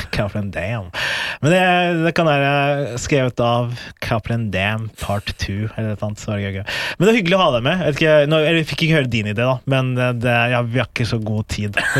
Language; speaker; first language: Norwegian; early bilingual, other home language; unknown